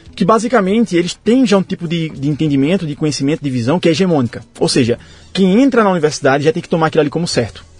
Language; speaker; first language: Portuguese; native; Portuguese